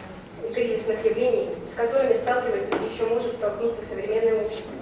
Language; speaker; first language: Russian; native; Russian